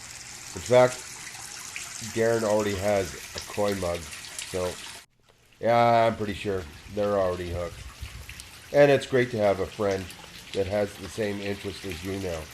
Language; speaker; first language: English; native; English